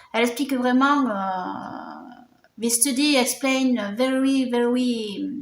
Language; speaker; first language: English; non-native, learner; French